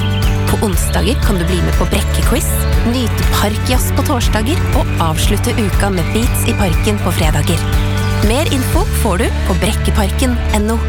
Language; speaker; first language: Norwegian; native; Norwegian